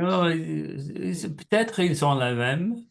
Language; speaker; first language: French; non-native, learner; English